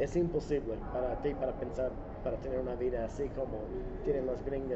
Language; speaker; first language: Spanish; non-native, learner; English